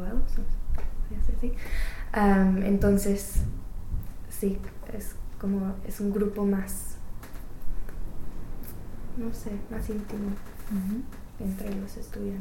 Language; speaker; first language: Spanish; non-native, learner; English